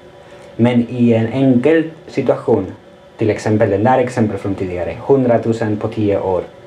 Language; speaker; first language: Swedish; non-native, fluent; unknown